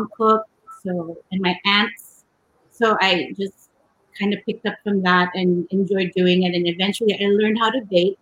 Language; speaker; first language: English; non-native, local second language; Filipino